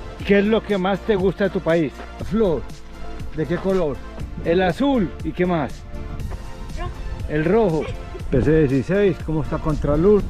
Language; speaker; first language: Spanish; native; Spanish